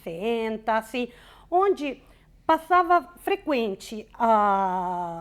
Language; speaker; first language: Portuguese; non-native, fluent; Italian